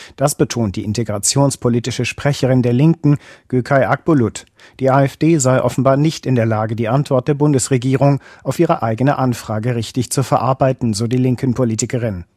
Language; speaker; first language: German; native; German